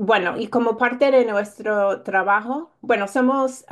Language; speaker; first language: Spanish; non-native, fluent; English